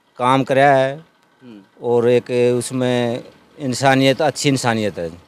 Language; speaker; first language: Hindi; native; Hindi